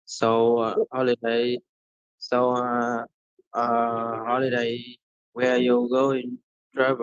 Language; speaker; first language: English; non-native, learner; Vietnamese